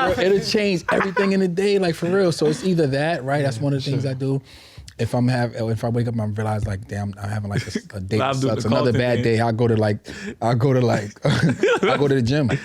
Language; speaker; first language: English; native; English